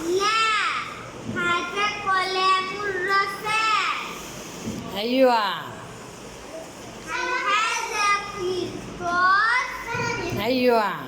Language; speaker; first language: Arabic; non-native, learner; Bangla